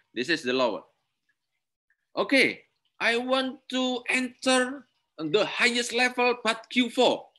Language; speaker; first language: English; non-native, learner; Indonesian